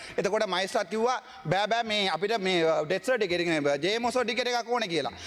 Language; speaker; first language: Sinhala; non-native, local second language; Tamil